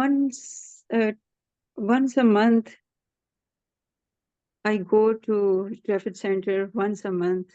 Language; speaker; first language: English; non-native, learner; Urdu